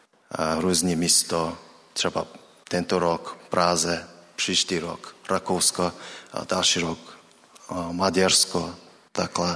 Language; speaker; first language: Czech; non-native, learner; Mongolian